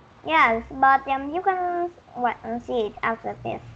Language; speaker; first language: English; non-native, learner; Vietnamese